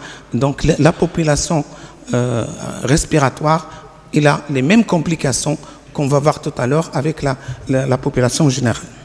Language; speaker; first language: French; non-native, local second language; Arabic